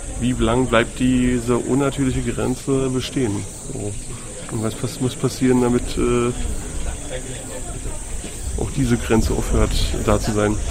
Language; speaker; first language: German; native; German